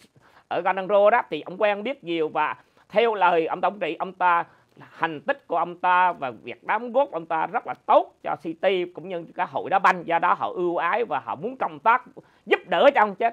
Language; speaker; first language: Vietnamese; native; Vietnamese